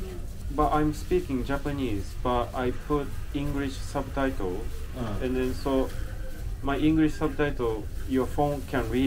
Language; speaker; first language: English; non-native, fluent; Japanese